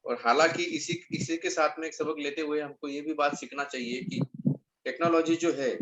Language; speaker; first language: Hindi; non-native, local second language; Marathi